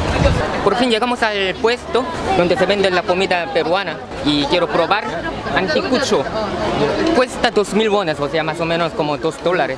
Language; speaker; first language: Spanish; non-native, fluent; Korean